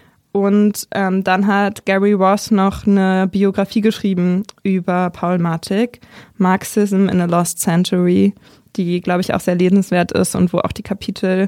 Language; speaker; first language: German; native; German